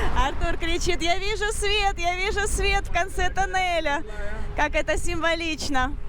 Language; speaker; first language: Russian; native; Russian